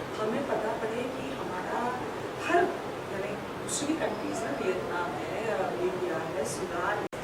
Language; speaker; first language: Hindi; native; Hindi